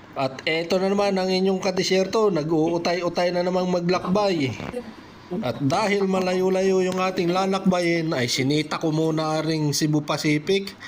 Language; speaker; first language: Filipino; native; Filipino